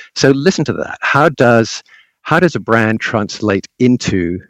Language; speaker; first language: English; native; English